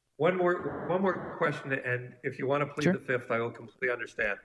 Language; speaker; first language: English; native; English